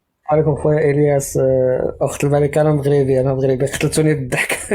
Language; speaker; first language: Arabic; native; Arabic